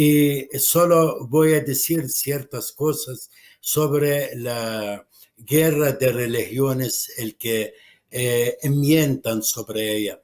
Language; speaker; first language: Spanish; non-native, fluent; Arabic